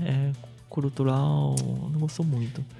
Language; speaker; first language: Portuguese; early bilingual, heritage; Japanese